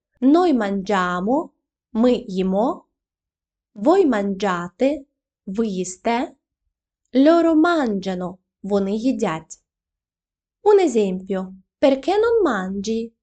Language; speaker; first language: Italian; non-native, fluent; Ukrainian